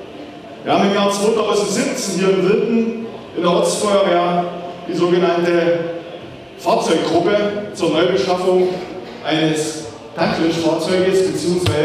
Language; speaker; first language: German; native; German